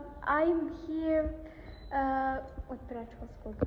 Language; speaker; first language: English; non-native, learner; Serbian